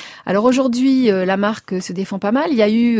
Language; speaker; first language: French; native; French